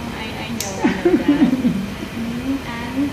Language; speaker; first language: English; non-native, learner; Thai